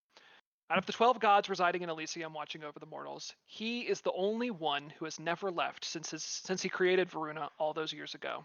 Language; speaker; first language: English; native; English